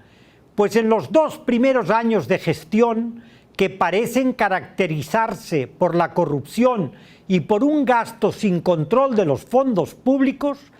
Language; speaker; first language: Spanish; native; Spanish